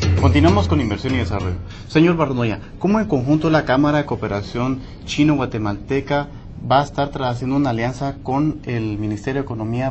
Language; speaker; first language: Spanish; native; Spanish